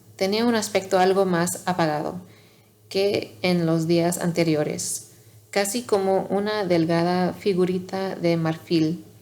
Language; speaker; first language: Spanish; non-native, learner; English